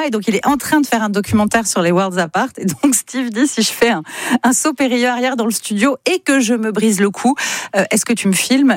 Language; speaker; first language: French; native; French